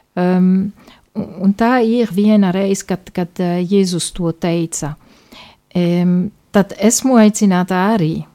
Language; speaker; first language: Latvian; non-native, fluent; Polish